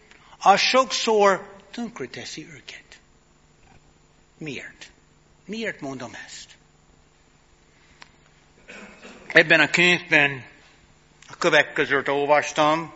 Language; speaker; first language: Hungarian; non-native, fluent; English